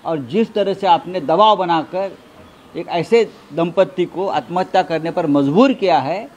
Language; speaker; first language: Hindi; non-native, local second language; Marathi